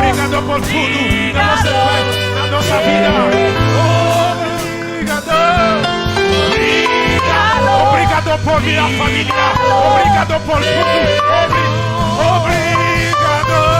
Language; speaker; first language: Portuguese; non-native, learner; Haitian Creole